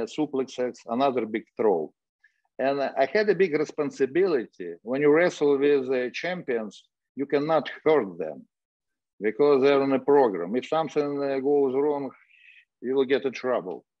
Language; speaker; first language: English; non-native, fluent; Russian